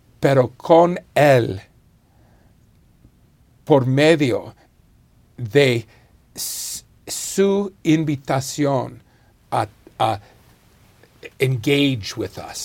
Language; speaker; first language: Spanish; non-native, fluent; English